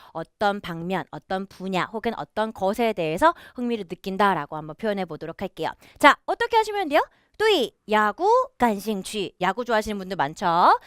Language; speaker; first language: Korean; native; Korean